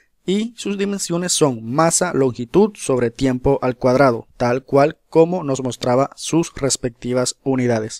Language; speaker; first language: Spanish; native; Spanish